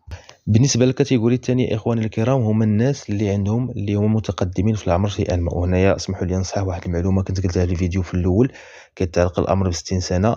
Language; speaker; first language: Arabic; native; Arabic